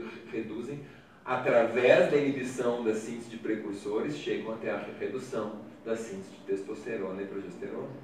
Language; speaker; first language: Portuguese; native; Portuguese